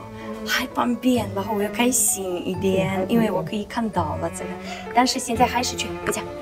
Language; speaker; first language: Chinese; non-native, learner; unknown